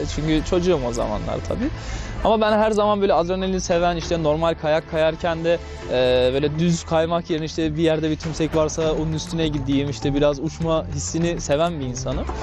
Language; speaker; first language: Turkish; native; Turkish